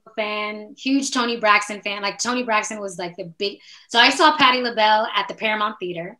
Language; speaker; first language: English; native; English